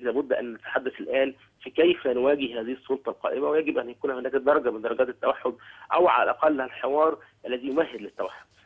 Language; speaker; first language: Arabic; native; Arabic